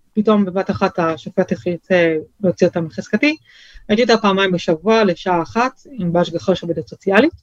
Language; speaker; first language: Hebrew; early bilingual, other home language; French